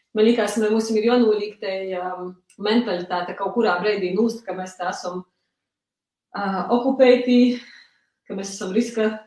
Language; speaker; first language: Latvian; early bilingual, other home language; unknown